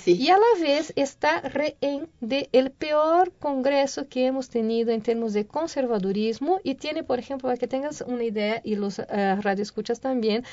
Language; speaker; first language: Spanish; non-native, fluent; Portuguese